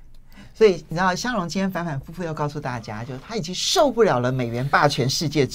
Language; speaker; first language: Chinese; native; Chinese